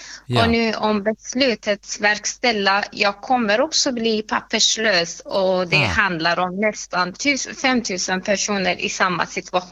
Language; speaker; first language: Swedish; non-native, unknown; Persian